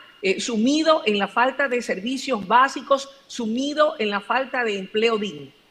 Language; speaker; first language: Spanish; native; Spanish